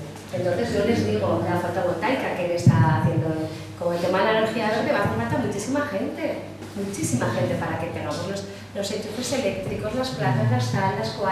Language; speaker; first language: Spanish; native; Spanish